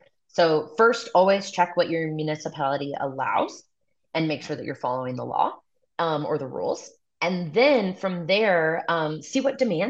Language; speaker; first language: English; native; English